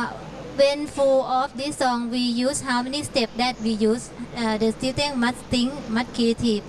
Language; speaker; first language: English; non-native, learner; Thai